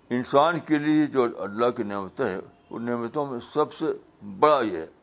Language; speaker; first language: Urdu; native; Urdu